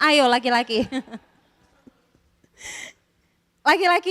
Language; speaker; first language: Indonesian; native; Indonesian